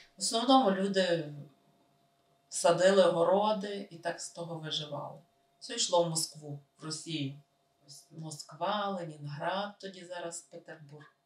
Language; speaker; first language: Ukrainian; native; Ukrainian